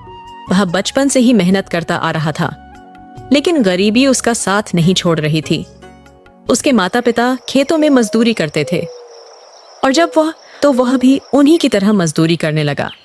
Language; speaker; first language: Hindi; native; Hindi